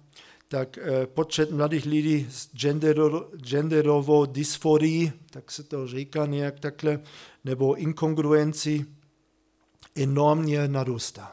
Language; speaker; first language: Czech; non-native, fluent; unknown